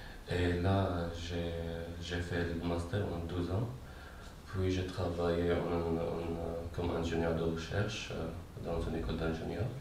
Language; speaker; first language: French; non-native, fluent; Arabic